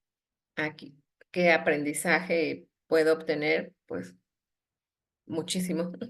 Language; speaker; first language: Spanish; native; Spanish